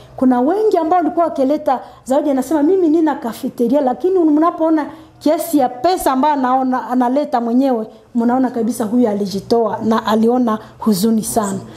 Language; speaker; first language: Swahili; non-native, local second language; Nande